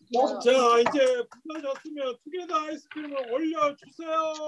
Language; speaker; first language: Korean; native; Korean